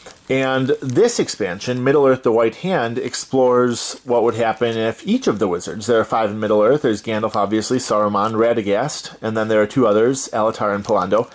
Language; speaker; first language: English; native; English